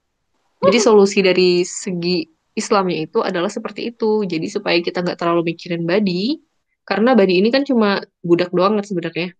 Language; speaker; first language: Indonesian; native; Indonesian